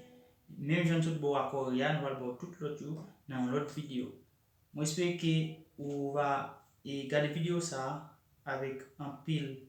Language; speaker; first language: French; non-native, local second language; Haitian Creole